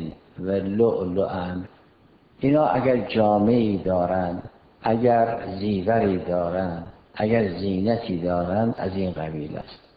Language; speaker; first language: Persian; native; Persian